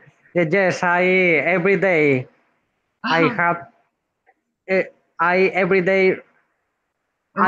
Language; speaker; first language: English; non-native, learner; Spanish